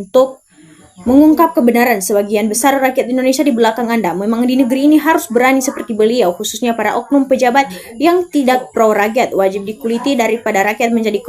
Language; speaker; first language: Indonesian; native; Indonesian